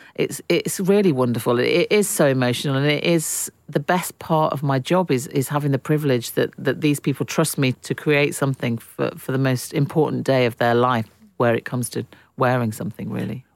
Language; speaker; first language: English; native; English